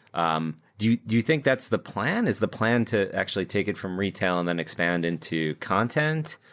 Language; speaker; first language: English; native; English